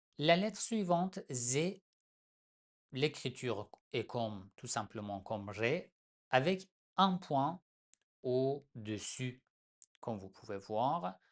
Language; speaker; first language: French; non-native, fluent; Persian